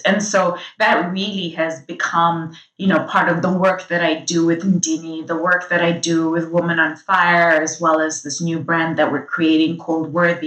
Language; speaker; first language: English; non-native, local second language; Shona